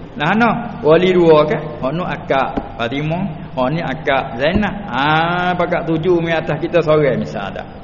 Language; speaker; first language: Malay; native; Malay